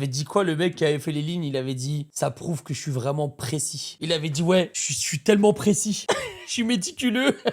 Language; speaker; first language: French; native; French